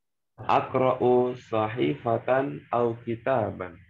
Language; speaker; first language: Indonesian; native; Indonesian